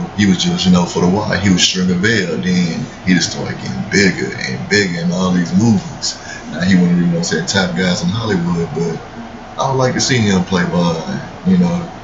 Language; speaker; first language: English; native; English